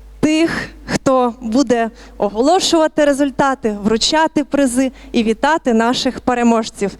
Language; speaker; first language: Ukrainian; native; Ukrainian